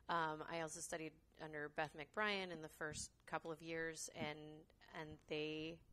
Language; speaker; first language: English; native; English